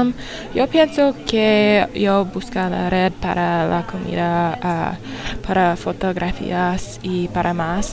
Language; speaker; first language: Spanish; non-native, learner; English